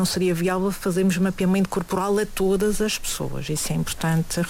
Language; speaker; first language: Portuguese; native; Portuguese